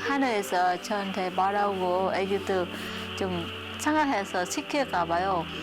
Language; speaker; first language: Korean; non-native, learner; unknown